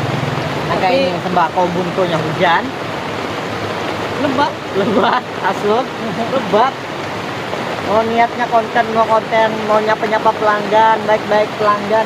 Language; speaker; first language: Indonesian; native; Indonesian